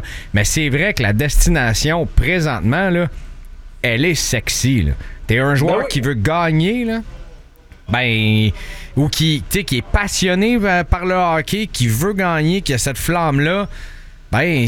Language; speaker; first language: French; native; French